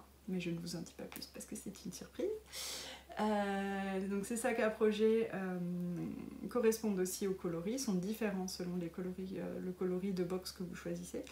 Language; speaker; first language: French; native; French